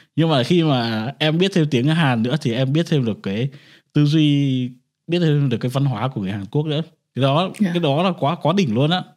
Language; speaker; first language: Vietnamese; native; Vietnamese